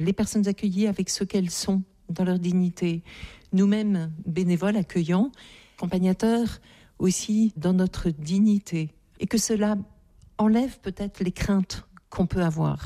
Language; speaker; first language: French; native; French